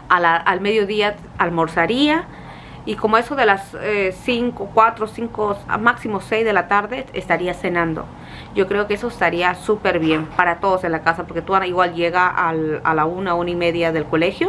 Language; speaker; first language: Spanish; native; Spanish